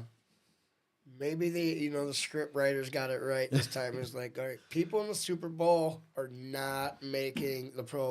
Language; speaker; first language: English; native; English